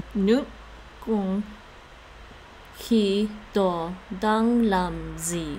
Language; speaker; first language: Vietnamese; non-native, learner; English